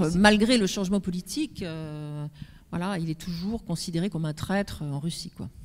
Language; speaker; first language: French; native; French